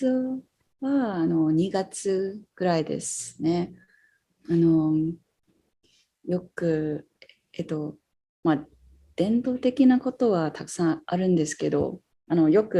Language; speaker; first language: Japanese; non-native, fluent; English